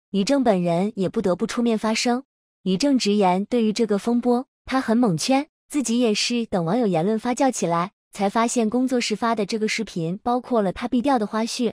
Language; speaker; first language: Chinese; native; Chinese